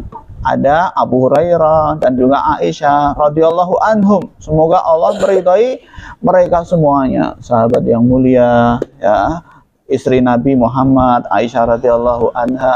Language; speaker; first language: Indonesian; native; Indonesian